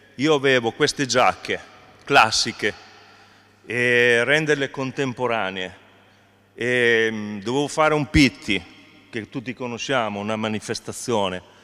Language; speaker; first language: Italian; native; Italian